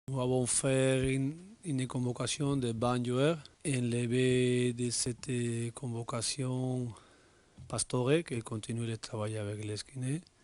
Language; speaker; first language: French; non-native, learner; Spanish